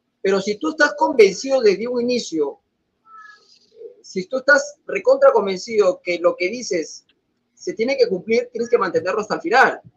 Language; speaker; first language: Spanish; native; Spanish